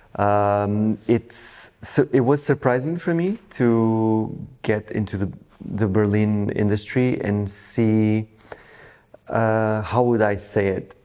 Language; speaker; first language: English; non-native, fluent; Portuguese